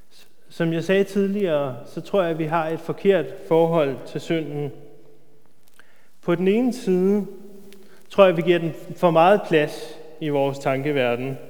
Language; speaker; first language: Danish; native; Danish